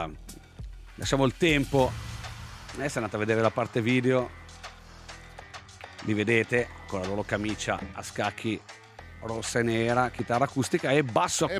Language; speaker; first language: Italian; native; Italian